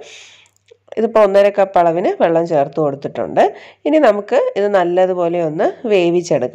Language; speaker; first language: Malayalam; native; Malayalam